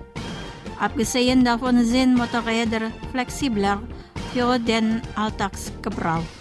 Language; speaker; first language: German; non-native, fluent; Indonesian